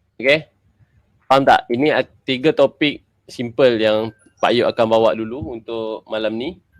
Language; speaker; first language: Malay; native; Malay